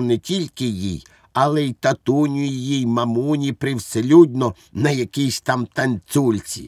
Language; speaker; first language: Ukrainian; native; Ukrainian